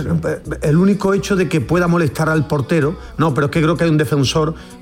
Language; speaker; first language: Spanish; native; Spanish